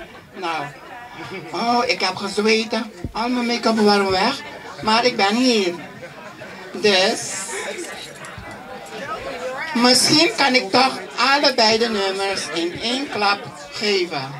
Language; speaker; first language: Dutch; non-native, local second language; Papiamento